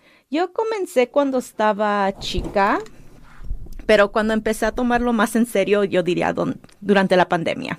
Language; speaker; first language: Spanish; early bilingual, heritage; Spanish